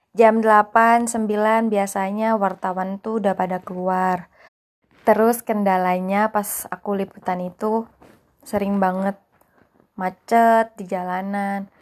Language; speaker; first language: Indonesian; non-native, local second language; Sundanese